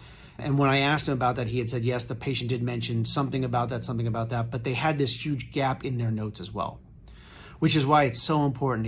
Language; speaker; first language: English; native; English